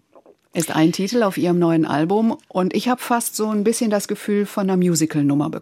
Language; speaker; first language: German; native; German